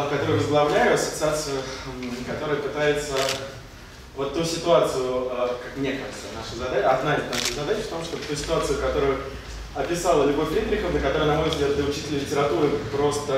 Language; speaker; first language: Russian; native; Russian